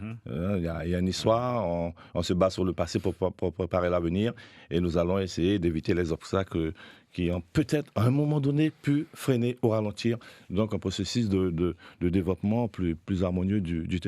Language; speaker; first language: French; native; French